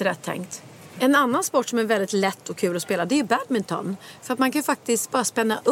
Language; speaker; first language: Swedish; native; Swedish